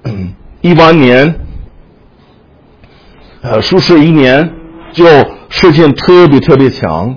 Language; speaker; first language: Chinese; non-native, fluent; English